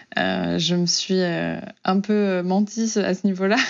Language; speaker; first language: French; native; French